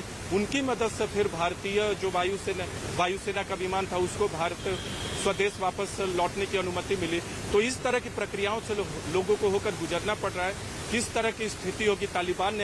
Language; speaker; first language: Hindi; native; Hindi